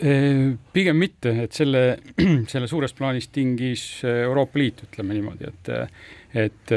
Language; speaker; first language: Estonian; native; Estonian